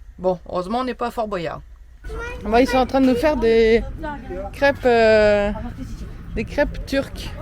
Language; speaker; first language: French; native; French